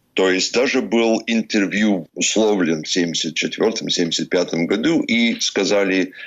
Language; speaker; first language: Russian; early bilingual, heritage; Russian